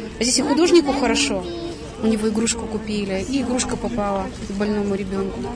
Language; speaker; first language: Russian; native; Russian